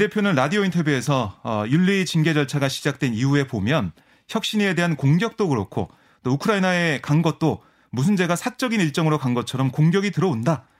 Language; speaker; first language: Korean; native; Korean